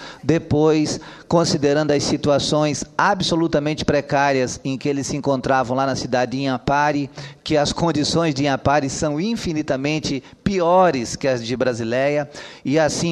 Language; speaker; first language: Portuguese; native; Portuguese